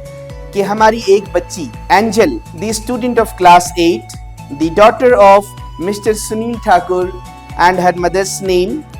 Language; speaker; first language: Hindi; native; Hindi